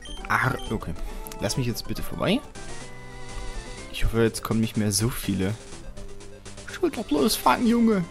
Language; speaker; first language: German; native; German